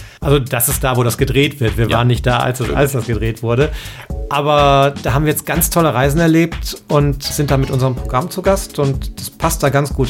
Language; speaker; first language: German; native; German